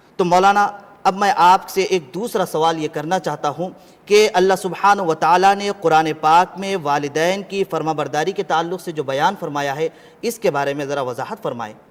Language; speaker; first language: Urdu; native; Urdu